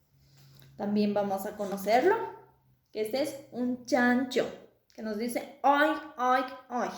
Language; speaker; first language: Spanish; native; Spanish